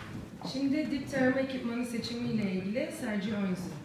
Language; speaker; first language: Turkish; native; Turkish